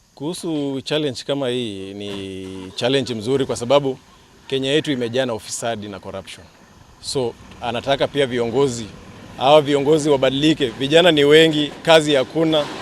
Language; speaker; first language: Swahili; non-native, local second language; Luyia